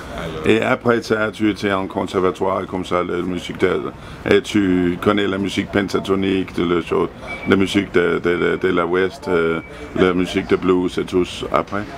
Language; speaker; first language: French; non-native, learner; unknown